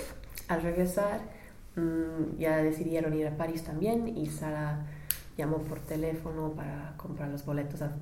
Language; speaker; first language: Spanish; non-native, fluent; English